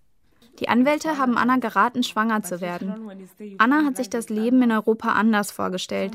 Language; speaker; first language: German; native; German